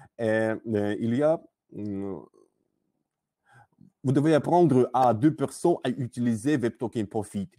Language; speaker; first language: French; non-native, learner; Russian